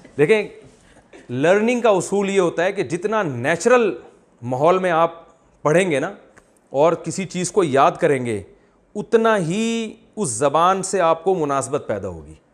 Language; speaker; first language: Urdu; native; Urdu